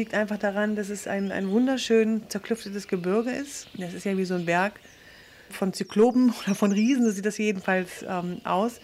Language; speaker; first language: German; native; German